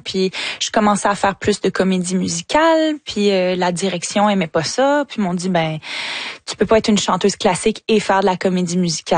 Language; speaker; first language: French; native; French